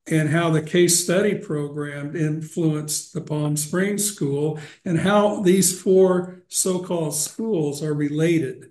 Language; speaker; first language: English; native; English